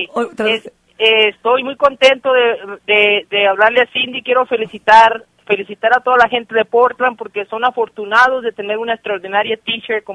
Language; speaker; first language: Spanish; native; Spanish